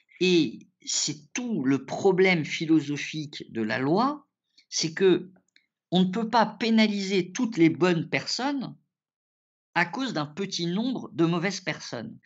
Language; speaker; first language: French; early bilingual, other home language; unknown